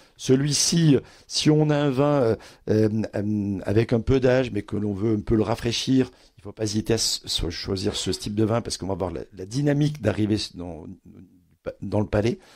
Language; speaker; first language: French; native; French